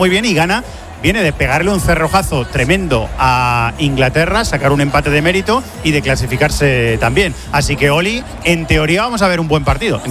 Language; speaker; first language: Spanish; native; Spanish